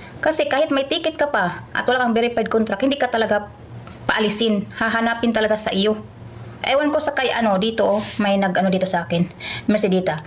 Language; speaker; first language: Filipino; non-native, local second language; Cebuano